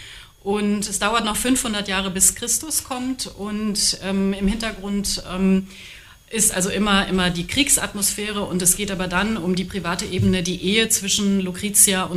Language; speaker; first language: German; native; German